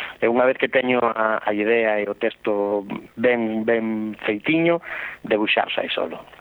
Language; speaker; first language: Galician; non-native, local second language; Spanish